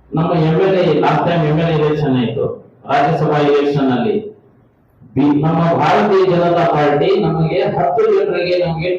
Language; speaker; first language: Kannada; non-native, local second language; Lambadi